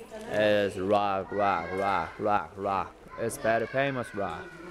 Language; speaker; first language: English; non-native, learner; Korean